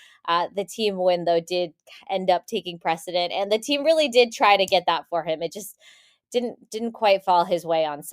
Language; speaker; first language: English; native; English